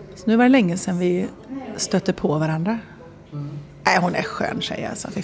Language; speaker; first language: Swedish; native; Swedish